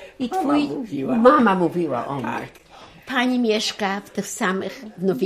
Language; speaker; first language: Polish; non-native, local second language; Yiddish